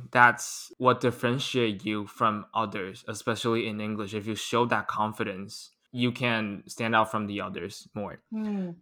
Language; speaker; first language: English; non-native, fluent; Chinese